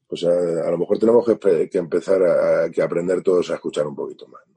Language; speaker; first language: Spanish; native; Spanish